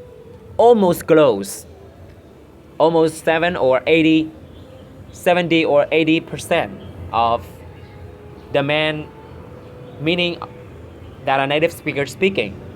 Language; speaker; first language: English; non-native, learner; Vietnamese